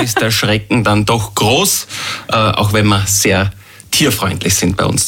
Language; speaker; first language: German; native; German